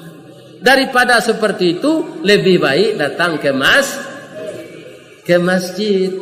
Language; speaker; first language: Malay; non-native, local second language; Minangkabau